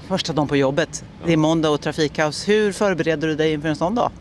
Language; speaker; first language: Swedish; native; Swedish